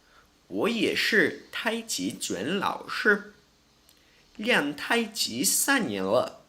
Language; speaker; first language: Chinese; non-native, learner; Portuguese